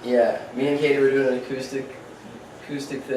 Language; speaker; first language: English; native; English